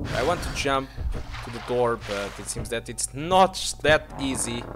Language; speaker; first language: English; non-native, fluent; Portuguese